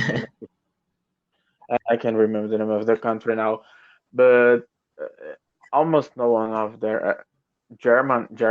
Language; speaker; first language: English; non-native, learner; Portuguese